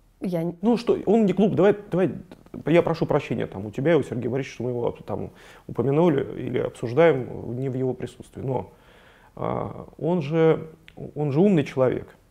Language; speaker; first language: Russian; native; Russian